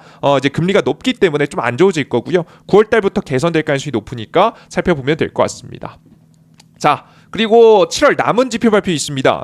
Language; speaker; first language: Korean; native; Korean